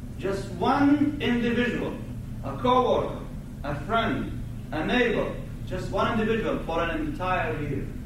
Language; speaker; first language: English; non-native, fluent; Arabic